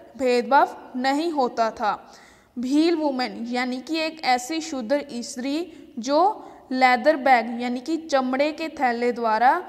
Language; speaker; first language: Hindi; native; Hindi